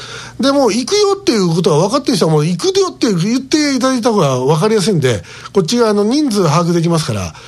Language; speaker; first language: Japanese; native; Japanese